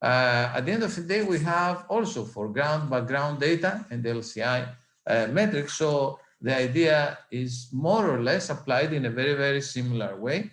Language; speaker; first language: English; non-native, fluent; Greek